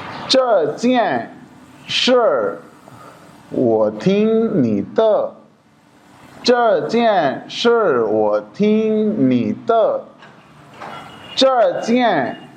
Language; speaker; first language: Chinese; non-native, learner; Urdu